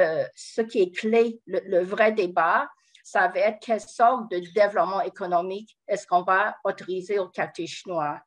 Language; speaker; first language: French; non-native, fluent; English